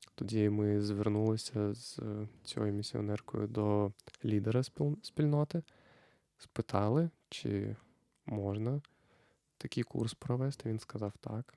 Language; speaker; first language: Ukrainian; non-native, fluent; Lithuanian